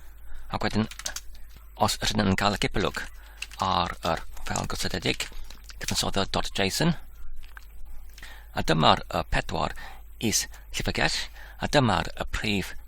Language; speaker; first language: Welsh; non-native, learner; English